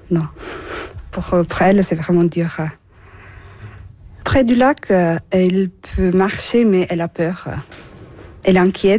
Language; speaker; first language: French; non-native, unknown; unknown